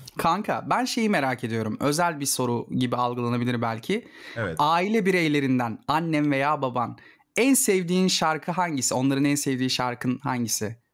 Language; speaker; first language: Turkish; native; Turkish